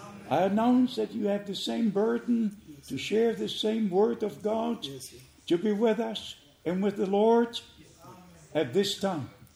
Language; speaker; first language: English; non-native, fluent; German